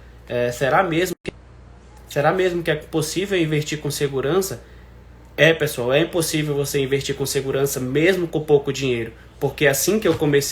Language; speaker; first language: Portuguese; native; Portuguese